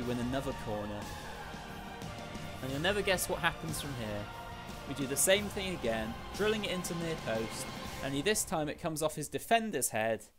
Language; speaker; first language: English; native; English